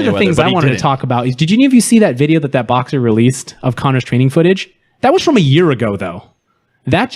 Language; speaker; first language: English; native; English